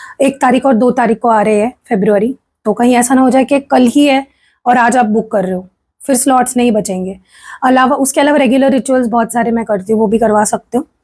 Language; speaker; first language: Hindi; non-native, local second language; Marathi